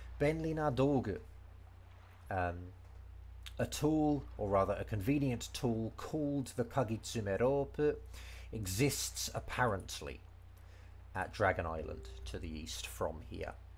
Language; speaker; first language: English; native; English